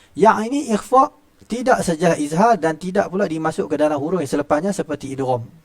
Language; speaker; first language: Malay; native; Malay